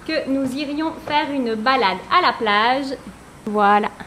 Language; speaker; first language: French; native; French